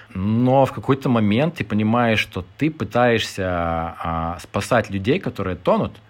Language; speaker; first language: Russian; non-native, fluent; Lithuanian